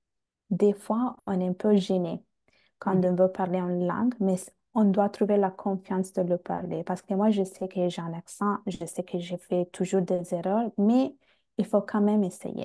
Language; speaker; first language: French; non-native, fluent; Bangla